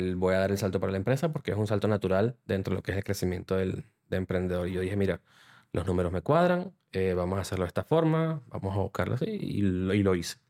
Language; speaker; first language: Spanish; native; Spanish